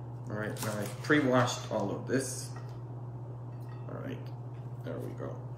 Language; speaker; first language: English; early bilingual, other home language; Polish